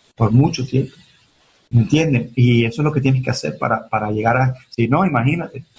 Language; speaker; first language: Spanish; early bilingual, heritage; Spanish